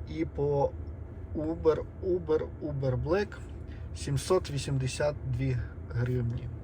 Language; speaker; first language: Ukrainian; non-native, local second language; Russian